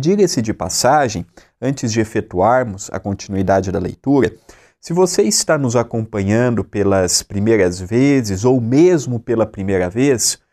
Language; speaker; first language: Portuguese; native; Portuguese